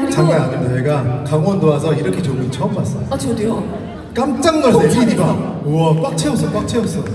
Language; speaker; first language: Korean; native; Korean